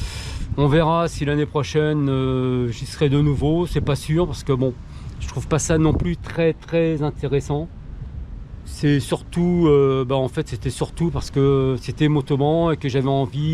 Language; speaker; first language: French; native; French